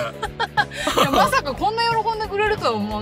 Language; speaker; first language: Japanese; native; Japanese